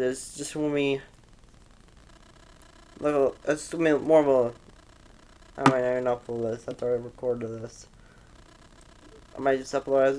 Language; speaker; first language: English; native; English